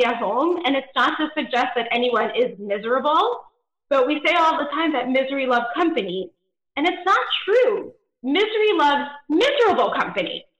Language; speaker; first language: English; native; English